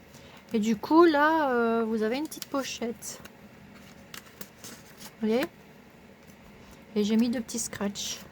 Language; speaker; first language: French; native; French